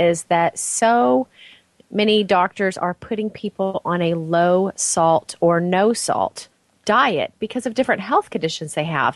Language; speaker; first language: English; native; English